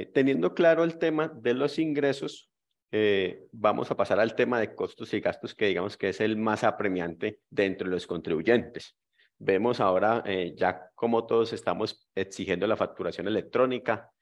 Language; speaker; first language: Spanish; native; Spanish